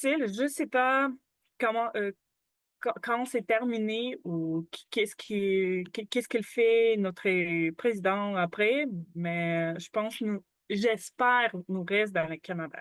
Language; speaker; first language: French; non-native, learner; Ukrainian